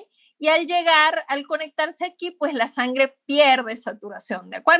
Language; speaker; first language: Spanish; native; Spanish